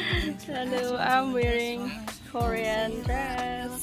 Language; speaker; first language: English; non-native, learner; Indonesian